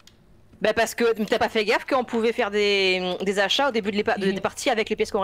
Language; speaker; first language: French; native; French